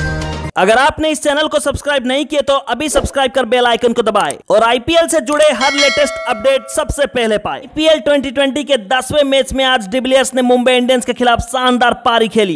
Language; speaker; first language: Hindi; native; Hindi